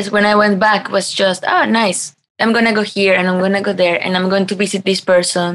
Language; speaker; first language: English; non-native, fluent; Spanish